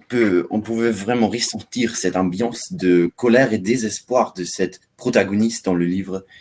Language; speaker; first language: French; non-native, learner; German